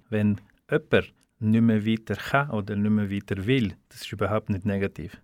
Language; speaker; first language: German; non-native, fluent; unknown